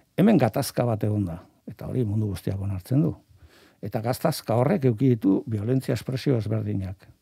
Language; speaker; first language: Basque; native; Basque